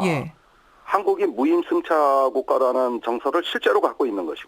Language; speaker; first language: Korean; native; Korean